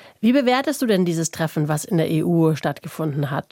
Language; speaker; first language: German; native; German